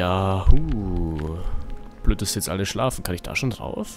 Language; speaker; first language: German; native; German